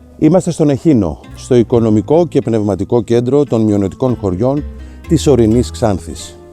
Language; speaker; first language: Greek; native; Greek